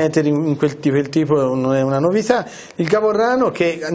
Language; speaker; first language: Italian; native; Italian